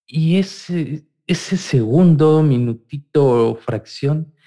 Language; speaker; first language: Spanish; native; Spanish